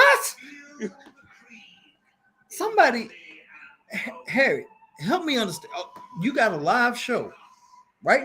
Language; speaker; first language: English; native; English